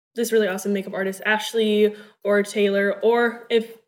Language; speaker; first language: English; native; English